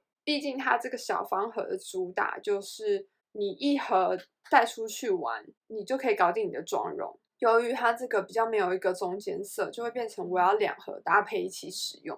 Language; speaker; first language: Chinese; native; Chinese